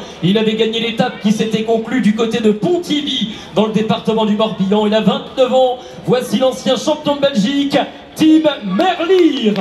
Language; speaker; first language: French; native; French